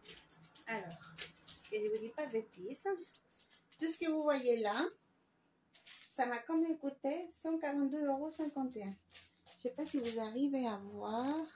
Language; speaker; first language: French; non-native, fluent; Spanish